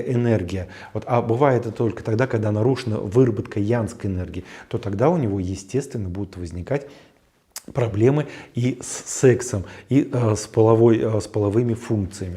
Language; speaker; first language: Russian; native; Russian